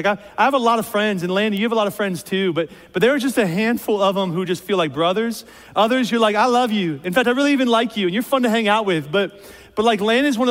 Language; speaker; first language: English; native; English